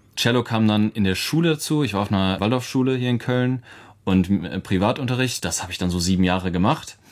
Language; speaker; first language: German; native; German